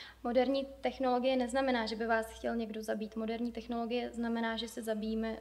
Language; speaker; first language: Czech; native; Czech